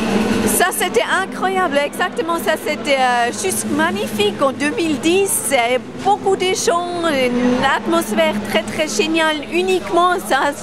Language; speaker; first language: French; non-native, local second language; German